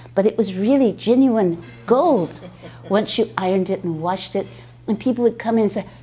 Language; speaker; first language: English; native; English